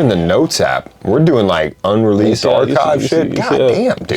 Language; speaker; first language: English; native; English